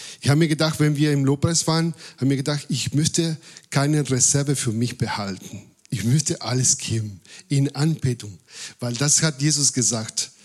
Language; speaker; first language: German; non-native, fluent; Spanish